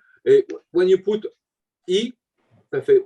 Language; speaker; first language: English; non-native, learner; French